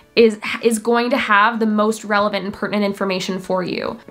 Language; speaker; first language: English; native; English